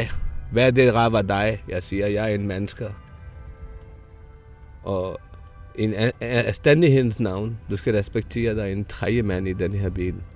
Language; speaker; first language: Danish; non-native, fluent; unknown